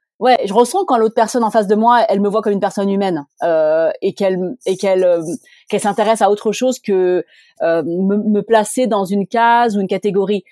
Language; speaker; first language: French; early bilingual, other home language; Chinese